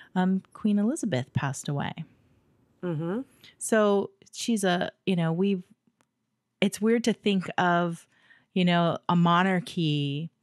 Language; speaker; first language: English; native; English